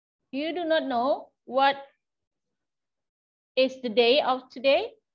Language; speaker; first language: English; non-native, fluent; Indonesian